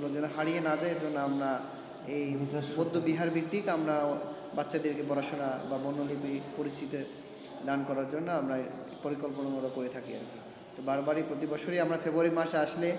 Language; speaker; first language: Bangla; non-native, local second language; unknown